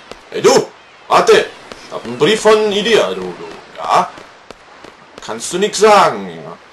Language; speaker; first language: German; native; German